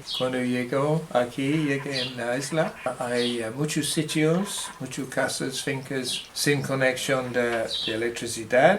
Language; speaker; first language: Spanish; non-native, learner; English